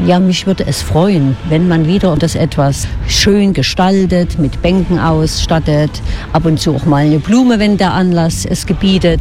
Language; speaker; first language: German; native; German